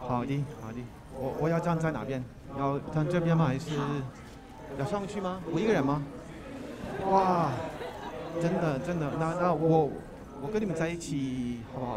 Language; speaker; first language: Chinese; non-native, learner; Dutch